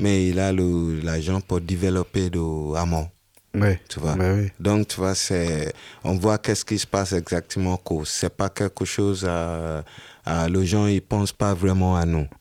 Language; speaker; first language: French; non-native, learner; Yoruba